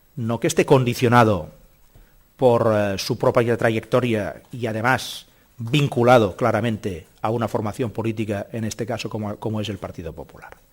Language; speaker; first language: Spanish; non-native, local second language; Catalan